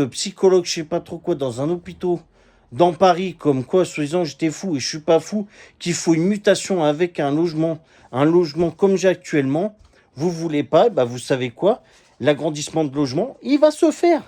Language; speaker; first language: French; native; French